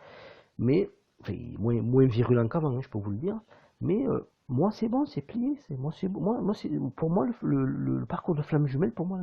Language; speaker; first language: French; native; French